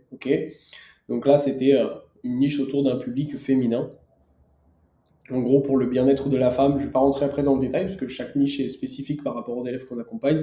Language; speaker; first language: French; native; French